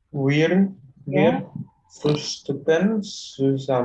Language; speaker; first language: German; non-native, learner; Indonesian